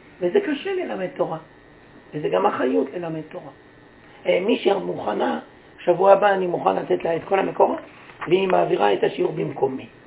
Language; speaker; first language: Hebrew; native; Hebrew